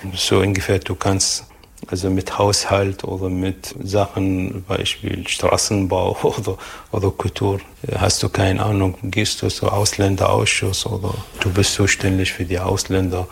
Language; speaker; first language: German; non-native, fluent; Arabic